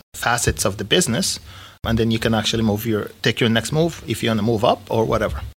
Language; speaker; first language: English; native; English